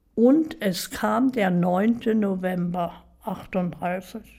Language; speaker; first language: German; native; German